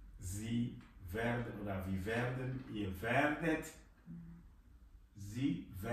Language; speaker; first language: German; non-native, fluent; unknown